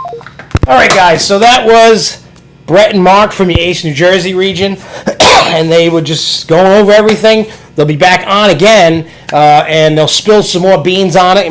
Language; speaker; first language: English; native; English